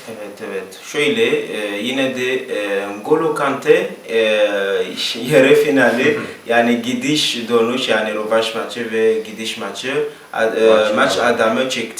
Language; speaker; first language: Turkish; non-native, learner; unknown